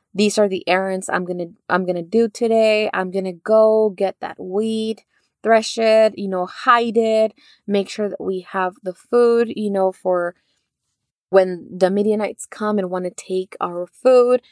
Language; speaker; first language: English; early bilingual, other home language; Spanish